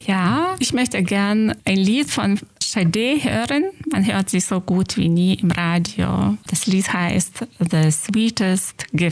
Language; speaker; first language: German; non-native, fluent; Lithuanian